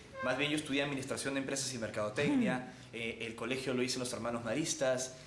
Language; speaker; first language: Spanish; native; Spanish